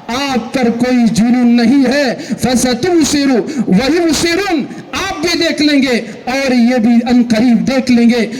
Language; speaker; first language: Urdu; native; Urdu